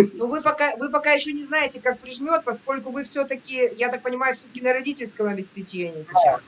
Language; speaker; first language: Russian; native; Russian